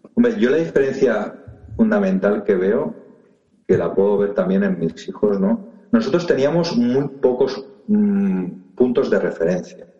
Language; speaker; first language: Spanish; native; Spanish